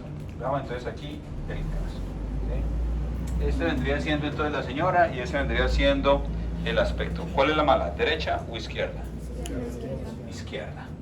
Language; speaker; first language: Spanish; native; Spanish